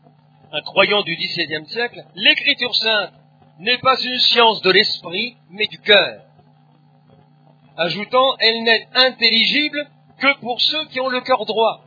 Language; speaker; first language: French; native; French